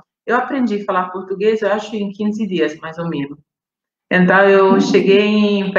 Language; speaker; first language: Portuguese; non-native, fluent; Italian